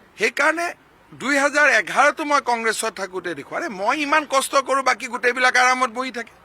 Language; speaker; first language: Assamese; native; Assamese